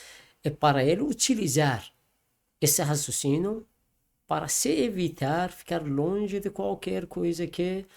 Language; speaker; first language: Portuguese; non-native, learner; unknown